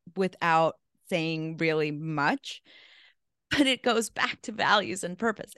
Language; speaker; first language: English; non-native, fluent; Spanish